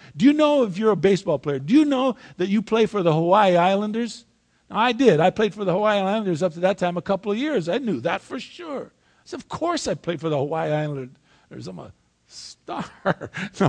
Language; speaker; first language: English; native; English